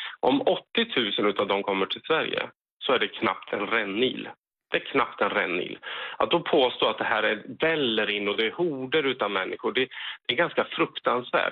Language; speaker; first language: Swedish; native; Swedish